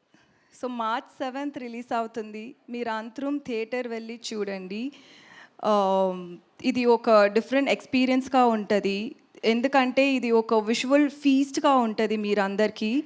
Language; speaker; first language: Telugu; non-native, local second language; Tamil